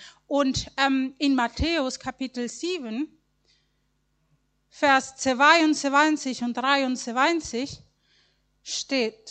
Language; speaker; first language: German; non-native, learner; Spanish